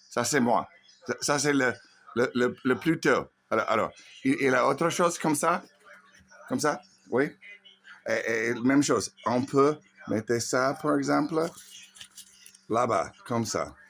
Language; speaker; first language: French; non-native, learner; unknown